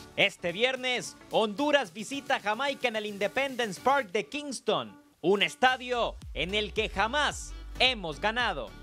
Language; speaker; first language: Spanish; native; Spanish